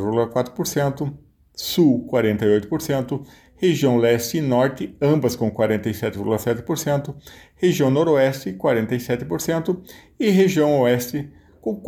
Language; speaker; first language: Portuguese; native; Portuguese